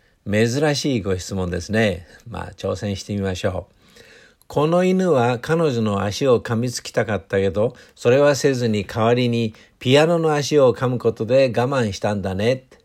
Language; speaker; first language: Japanese; native; Japanese